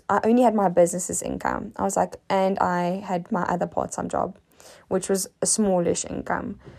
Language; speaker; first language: English; native; English